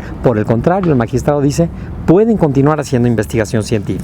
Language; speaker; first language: Spanish; native; Spanish